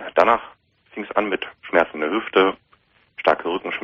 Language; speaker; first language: German; native; German